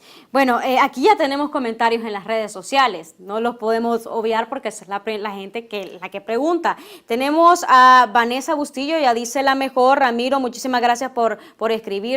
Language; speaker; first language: Spanish; native; Spanish